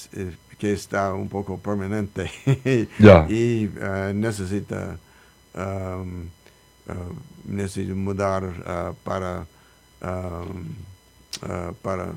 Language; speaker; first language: Spanish; non-native, learner; English